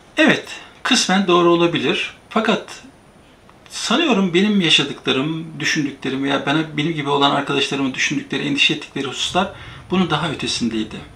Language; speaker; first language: Turkish; native; Turkish